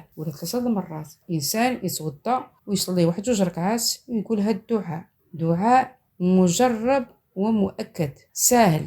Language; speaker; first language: Arabic; native; Arabic